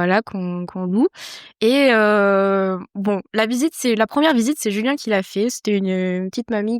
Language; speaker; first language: French; native; French